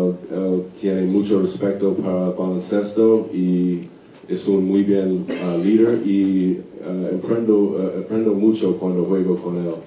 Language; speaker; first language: Spanish; non-native, learner; English